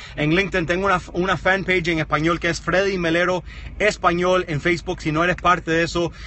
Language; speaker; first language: Spanish; early bilingual, heritage; Spanish